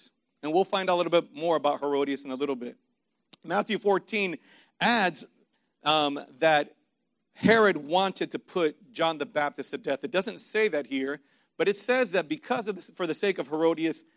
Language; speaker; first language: English; native; English